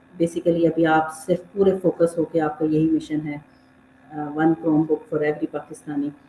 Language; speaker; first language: Urdu; native; Urdu